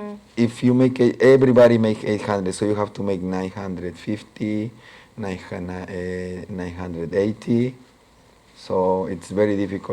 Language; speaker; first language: English; non-native, local second language; Spanish